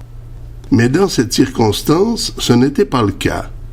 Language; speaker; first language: French; native; French